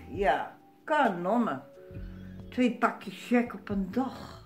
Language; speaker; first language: Dutch; native; Dutch